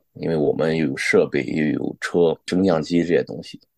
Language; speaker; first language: Chinese; native; Chinese